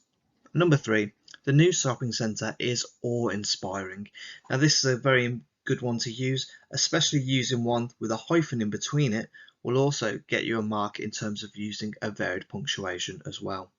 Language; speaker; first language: English; native; English